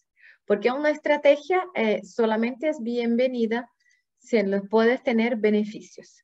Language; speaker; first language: Spanish; non-native, fluent; Portuguese